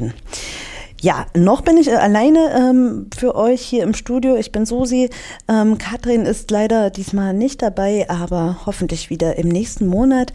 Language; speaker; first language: German; native; German